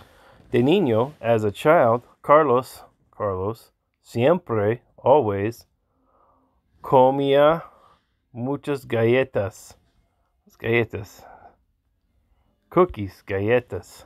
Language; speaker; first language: Spanish; non-native, learner; English